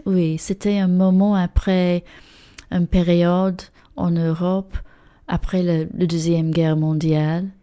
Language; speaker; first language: French; non-native, learner; English